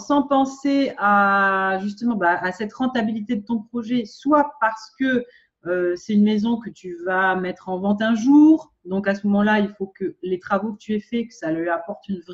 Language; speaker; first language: French; native; French